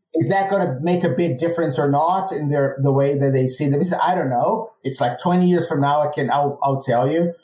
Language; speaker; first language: English; non-native, fluent; Portuguese